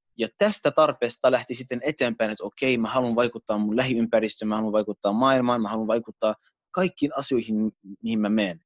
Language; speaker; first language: Finnish; early bilingual, other home language; Arabic